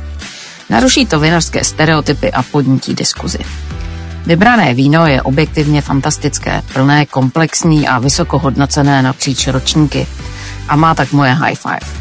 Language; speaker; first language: Czech; native; Czech